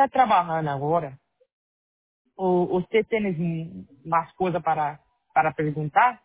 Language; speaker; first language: Spanish; non-native, learner; Portuguese